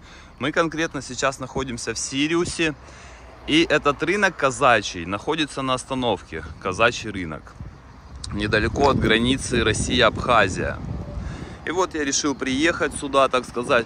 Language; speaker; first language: Russian; native; Russian